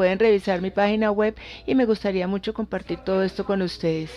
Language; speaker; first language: Spanish; non-native, fluent; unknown